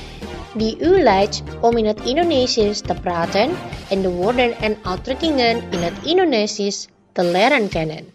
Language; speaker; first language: Dutch; non-native, learner; Indonesian